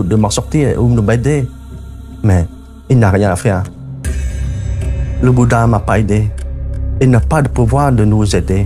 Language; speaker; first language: French; non-native, fluent; Khmer